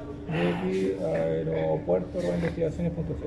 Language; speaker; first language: Spanish; native; Spanish